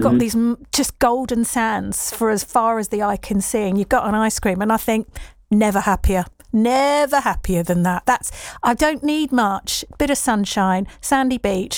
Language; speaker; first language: English; native; English